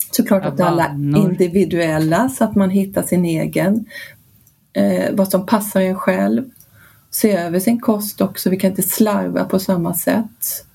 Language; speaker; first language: Swedish; early bilingual, heritage; Swedish